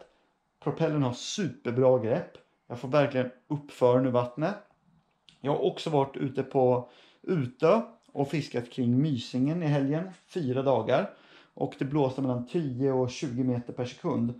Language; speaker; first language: Swedish; native; Swedish